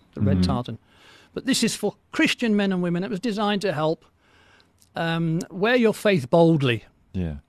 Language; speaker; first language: English; native; English